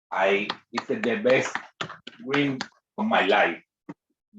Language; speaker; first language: English; non-native, learner; Spanish